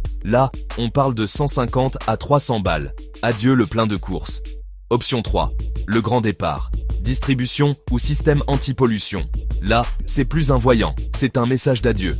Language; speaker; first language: French; native; French